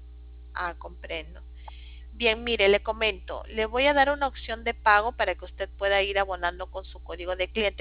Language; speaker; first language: Spanish; native; Spanish